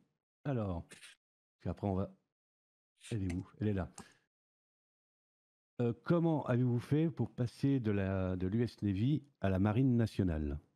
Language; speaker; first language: French; native; French